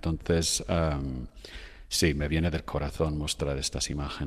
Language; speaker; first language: Spanish; non-native, fluent; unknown